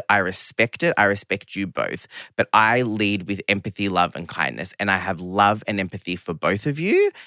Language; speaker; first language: English; non-native, local second language; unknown